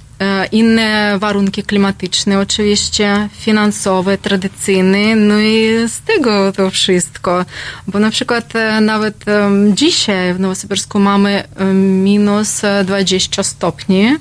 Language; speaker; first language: Polish; non-native, learner; Russian